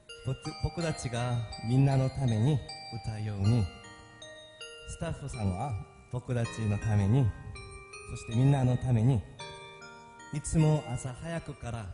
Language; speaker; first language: Japanese; non-native, learner; Korean